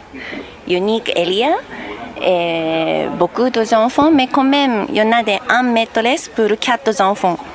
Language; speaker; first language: French; non-native, learner; Japanese